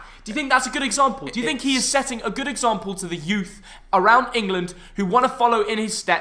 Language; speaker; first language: English; native; English